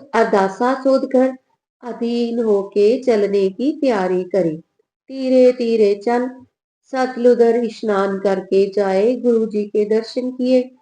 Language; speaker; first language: Hindi; non-native, local second language; Punjabi